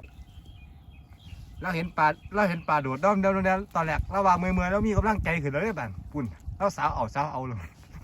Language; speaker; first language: Thai; native; Thai